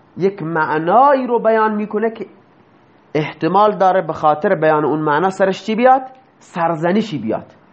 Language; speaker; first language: Persian; non-native, local second language; Baluchi